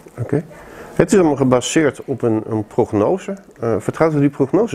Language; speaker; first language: Dutch; native; Dutch